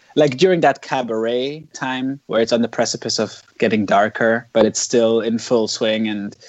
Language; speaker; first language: English; non-native, fluent; German